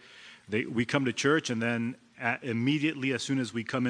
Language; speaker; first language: English; early bilingual, other home language; Spanish